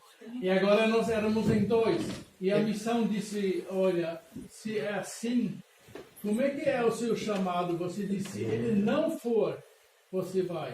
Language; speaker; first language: Portuguese; non-native, fluent; German